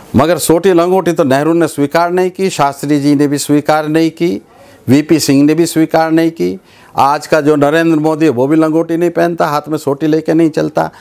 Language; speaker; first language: Hindi; native; Hindi